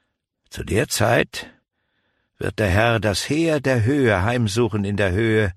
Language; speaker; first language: German; native; German